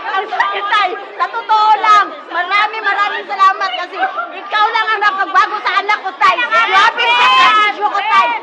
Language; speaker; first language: Filipino; non-native, local second language; Cebuano